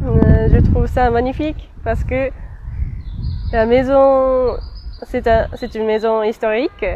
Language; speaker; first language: French; non-native, fluent; Japanese